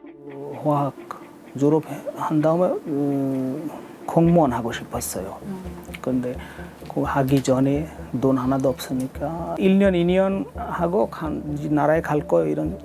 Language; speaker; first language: Korean; non-native, learner; Bangla